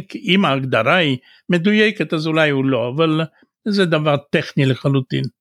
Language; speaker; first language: Hebrew; non-native, fluent; Bulgarian